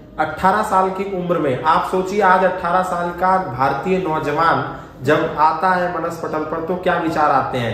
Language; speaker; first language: Hindi; native; Hindi